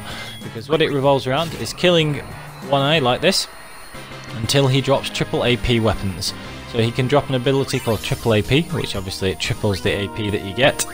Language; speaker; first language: English; native; English